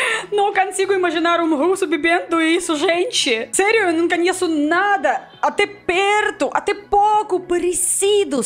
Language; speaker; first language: Portuguese; non-native, learner; Russian